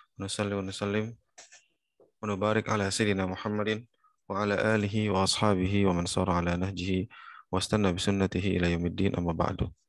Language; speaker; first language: Arabic; non-native, fluent; Indonesian